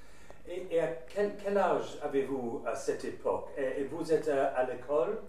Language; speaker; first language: French; non-native, learner; English